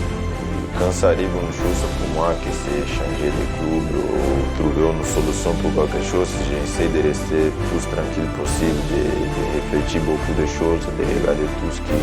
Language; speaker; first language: French; non-native, fluent; Portuguese